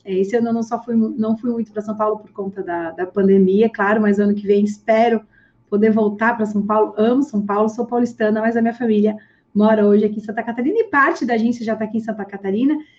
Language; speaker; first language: Portuguese; native; Portuguese